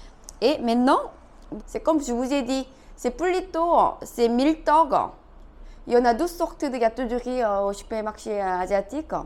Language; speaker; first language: French; non-native, fluent; Korean